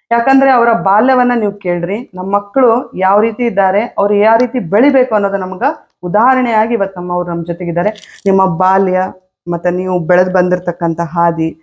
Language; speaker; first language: Kannada; native; Kannada